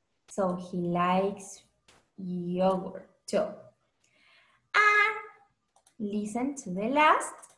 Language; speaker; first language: English; non-native, fluent; Spanish